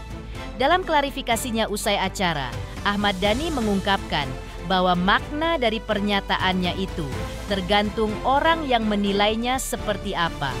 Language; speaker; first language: Indonesian; native; Indonesian